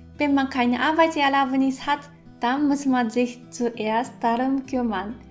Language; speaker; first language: German; non-native, fluent; Japanese